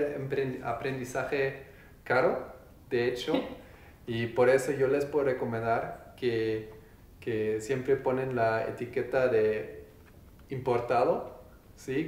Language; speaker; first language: Spanish; non-native, learner; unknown